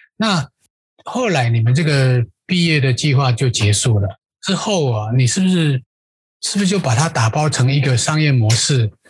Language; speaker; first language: Chinese; native; Chinese